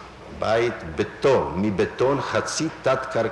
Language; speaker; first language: Hebrew; non-native, fluent; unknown